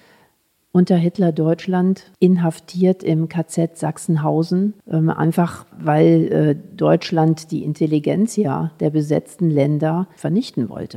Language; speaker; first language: German; native; German